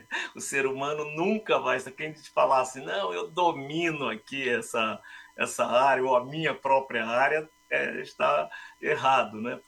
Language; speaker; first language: Portuguese; native; Portuguese